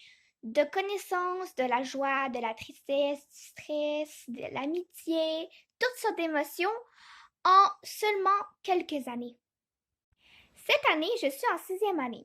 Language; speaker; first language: French; early bilingual, other home language; Chinese